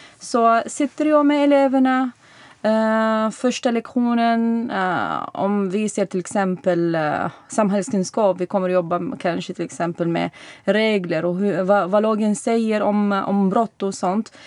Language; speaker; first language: Swedish; non-native, fluent; Arabic